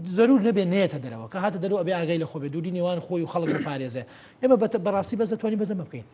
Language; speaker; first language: Central Kurdish; native; Central Kurdish